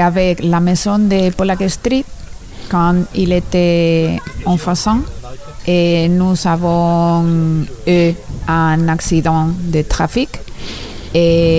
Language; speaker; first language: French; non-native, learner; Spanish